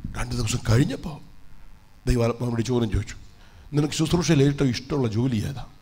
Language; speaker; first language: Malayalam; early bilingual, heritage; Malayalam